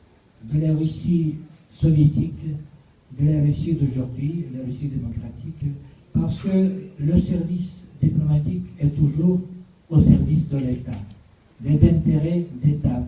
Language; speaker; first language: French; non-native, fluent; Russian